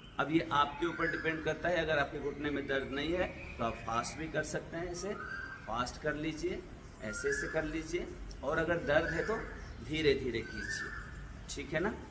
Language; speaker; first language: Hindi; native; Hindi